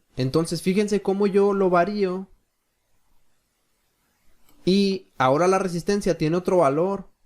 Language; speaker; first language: Spanish; native; Spanish